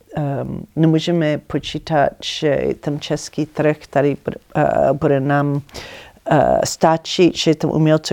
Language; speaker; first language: Czech; non-native, learner; English